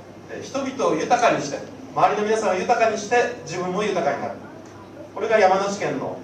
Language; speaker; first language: Japanese; native; Japanese